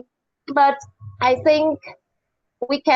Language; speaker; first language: English; non-native, learner; Vietnamese